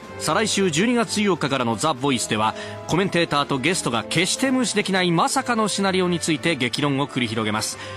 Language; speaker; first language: Japanese; native; Japanese